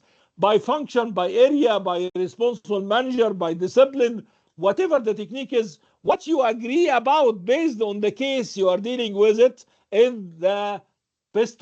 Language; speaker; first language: English; non-native, fluent; Arabic